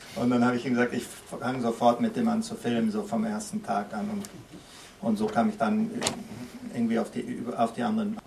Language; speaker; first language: German; early bilingual, other home language; Spanish